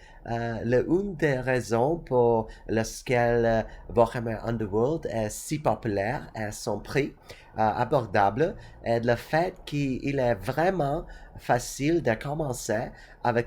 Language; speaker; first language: French; non-native, learner; English